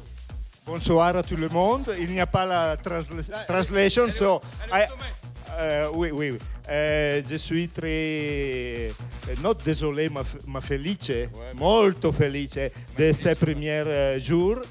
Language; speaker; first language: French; non-native, learner; Italian